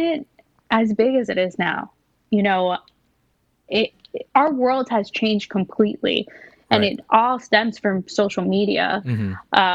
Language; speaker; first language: English; native; English